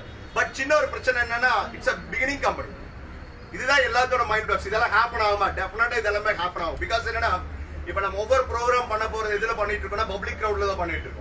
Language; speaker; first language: Tamil; native; Tamil